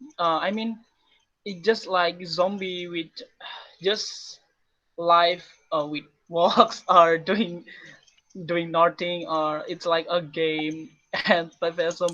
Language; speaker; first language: English; non-native, learner; Indonesian